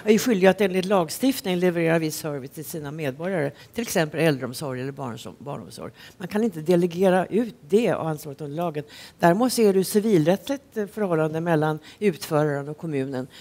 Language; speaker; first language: Swedish; native; Swedish